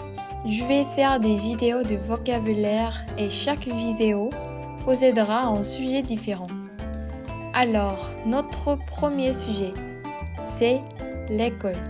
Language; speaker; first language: French; non-native, fluent; Korean